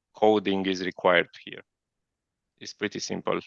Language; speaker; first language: English; non-native, fluent; Romanian